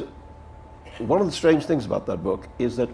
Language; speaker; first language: English; non-native, local second language; Urdu